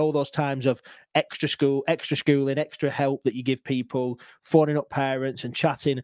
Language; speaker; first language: English; native; English